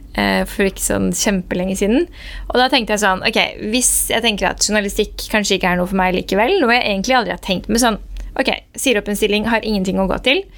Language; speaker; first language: Norwegian; early bilingual, other home language; Persian